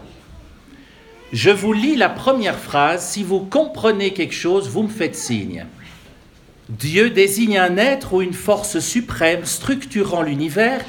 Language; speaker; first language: French; native; French